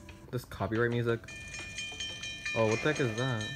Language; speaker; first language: English; early bilingual, other home language; Spanish